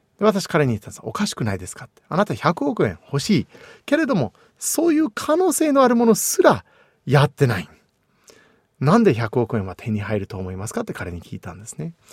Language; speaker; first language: Japanese; non-native, fluent; English